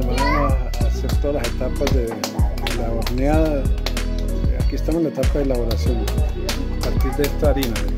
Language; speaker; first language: Spanish; native; Spanish